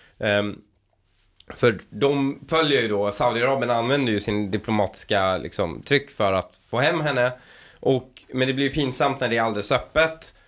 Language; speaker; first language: Swedish; early bilingual, other home language; Persian